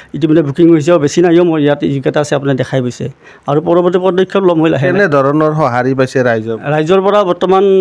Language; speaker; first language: Assamese; native; Assamese